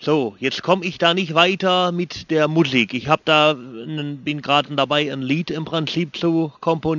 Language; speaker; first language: German; native; German